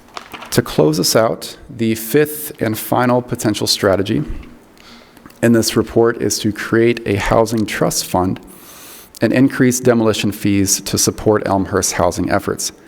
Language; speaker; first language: English; native; English